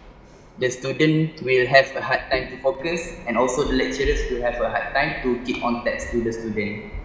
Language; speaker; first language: English; non-native, local second language; Malay